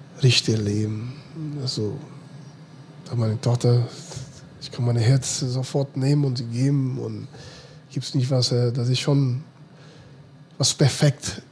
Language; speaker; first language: German; non-native, fluent; Portuguese